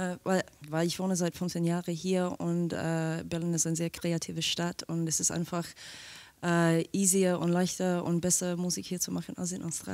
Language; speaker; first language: German; non-native, fluent; English